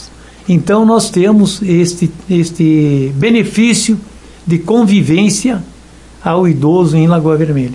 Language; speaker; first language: Portuguese; native; Portuguese